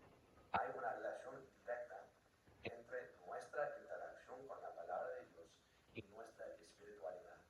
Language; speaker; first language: Spanish; non-native, fluent; English